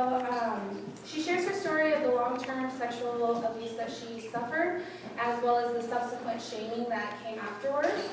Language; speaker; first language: English; native; English